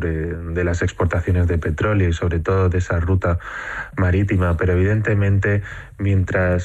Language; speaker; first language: Spanish; native; Spanish